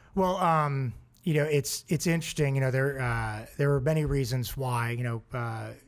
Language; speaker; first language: English; native; English